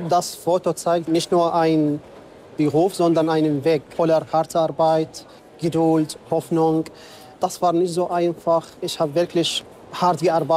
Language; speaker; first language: German; non-native, learner; Arabic